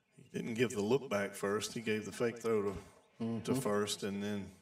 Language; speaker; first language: English; native; English